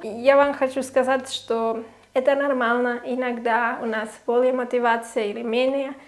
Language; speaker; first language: Russian; non-native, learner; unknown